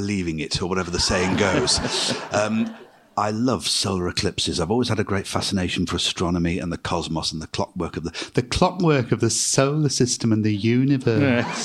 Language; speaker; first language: English; native; English